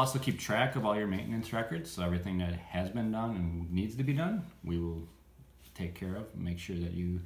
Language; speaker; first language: English; native; English